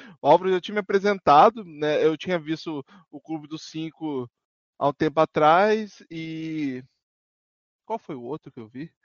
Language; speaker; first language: Portuguese; native; Portuguese